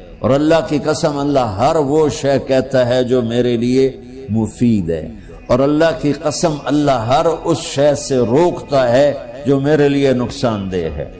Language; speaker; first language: Urdu; non-native, local second language; Punjabi